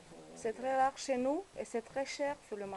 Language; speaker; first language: French; non-native, learner; Romanian